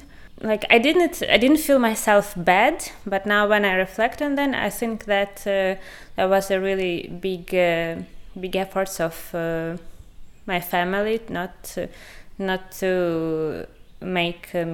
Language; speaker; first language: English; non-native, fluent; Ukrainian